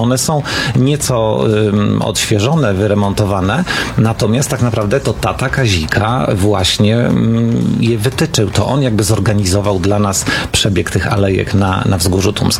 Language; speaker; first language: Polish; native; Polish